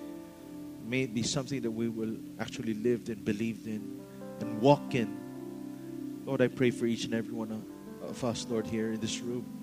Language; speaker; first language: English; non-native, local second language; Filipino